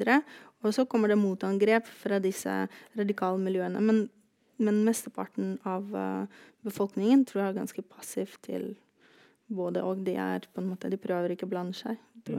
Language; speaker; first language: Norwegian; non-native, fluent; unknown